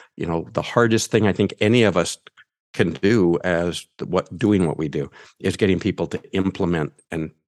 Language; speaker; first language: English; native; English